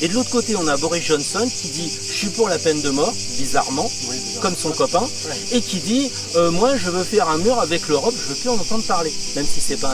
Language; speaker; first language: French; native; French